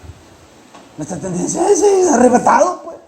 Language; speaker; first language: Spanish; native; Spanish